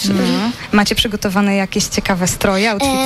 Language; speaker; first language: Polish; native; Polish